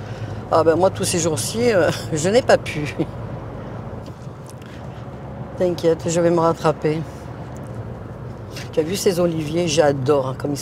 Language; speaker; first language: French; native; French